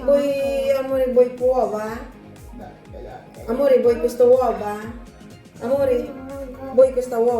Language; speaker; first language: Italian; non-native, learner; Filipino